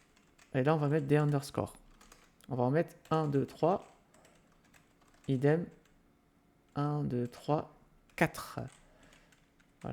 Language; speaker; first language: French; native; French